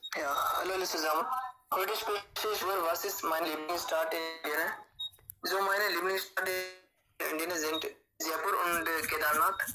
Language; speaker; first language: German; non-native, learner; Hindi